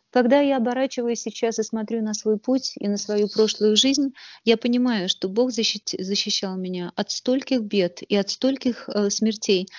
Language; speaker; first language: Russian; native; Russian